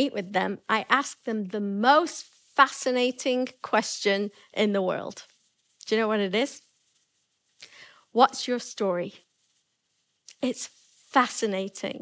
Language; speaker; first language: English; native; English